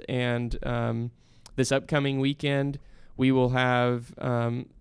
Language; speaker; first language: English; native; English